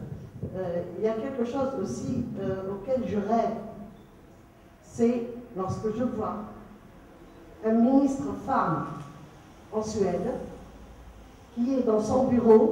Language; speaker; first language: French; non-native, local second language; Arabic